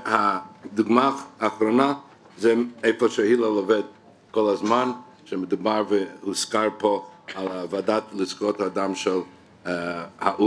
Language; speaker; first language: Hebrew; non-native, fluent; English